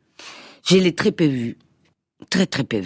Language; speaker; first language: French; non-native, fluent; Spanish